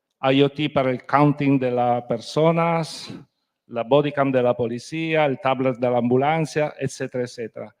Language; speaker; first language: Spanish; non-native, fluent; Italian